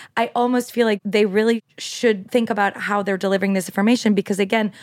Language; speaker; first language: English; non-native, fluent; French